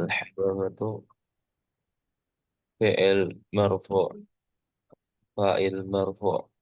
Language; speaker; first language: Arabic; non-native, learner; Indonesian